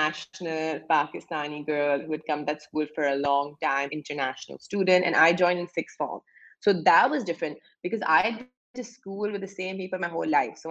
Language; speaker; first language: English; non-native, local second language; Urdu